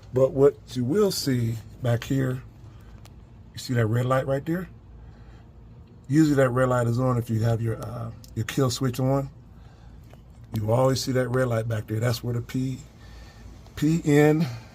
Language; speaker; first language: English; native; English